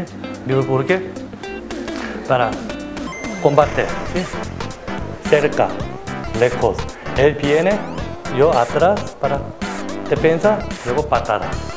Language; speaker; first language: Spanish; non-native, learner; Korean